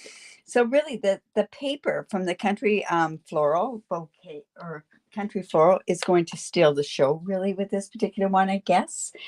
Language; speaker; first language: English; native; English